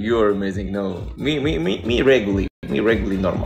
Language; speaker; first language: English; non-native, learner; Russian